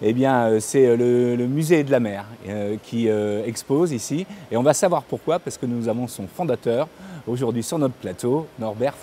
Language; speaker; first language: French; native; French